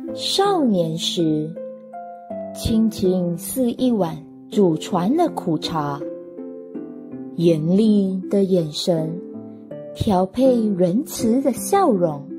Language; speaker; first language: Chinese; native; Chinese